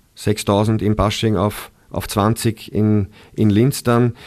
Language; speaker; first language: German; native; German